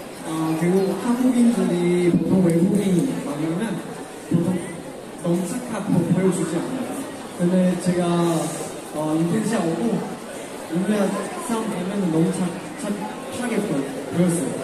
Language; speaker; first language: Korean; non-native, learner; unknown